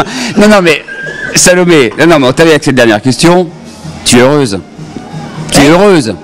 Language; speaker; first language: French; native; French